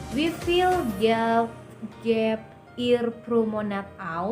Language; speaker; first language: German; non-native, learner; Indonesian